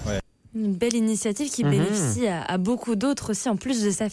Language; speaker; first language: French; native; French